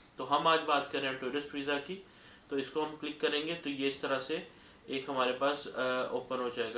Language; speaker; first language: Urdu; non-native, local second language; Punjabi